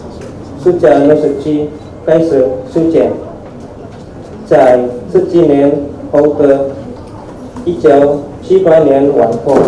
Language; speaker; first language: Chinese; non-native, learner; Indonesian